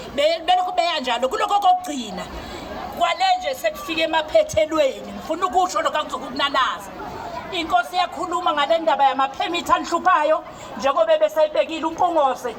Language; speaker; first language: Zulu; native; Zulu